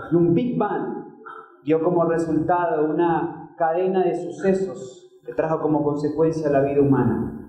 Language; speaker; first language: Spanish; native; Spanish